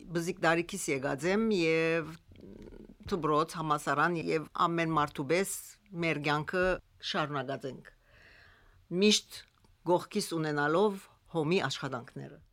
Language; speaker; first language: Armenian; early bilingual, heritage; Armenian